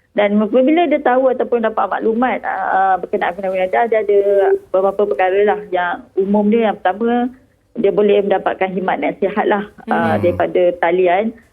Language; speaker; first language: Malay; native; Malay